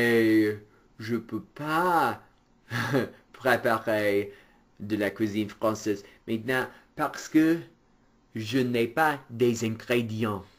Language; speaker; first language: French; non-native, fluent; English